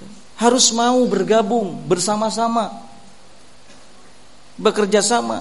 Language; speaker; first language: Indonesian; native; Indonesian